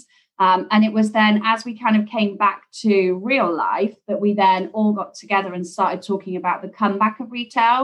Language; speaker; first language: English; native; English